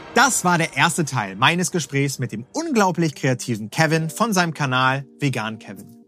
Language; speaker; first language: German; native; German